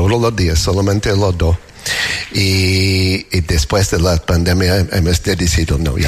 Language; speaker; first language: Spanish; non-native, learner; English